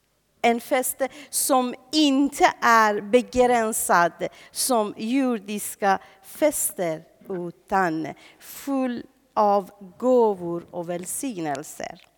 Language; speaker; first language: Swedish; non-native, fluent; Persian